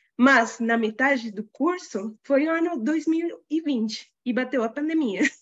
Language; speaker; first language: Portuguese; non-native, fluent; Spanish